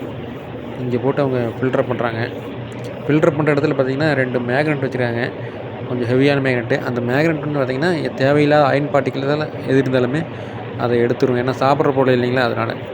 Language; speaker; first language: Tamil; native; Tamil